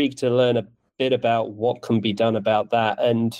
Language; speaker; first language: English; native; English